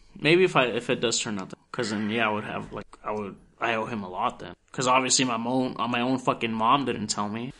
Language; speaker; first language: English; early bilingual, other home language; Spanish